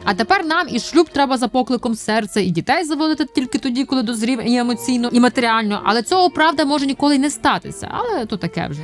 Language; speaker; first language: Ukrainian; native; Ukrainian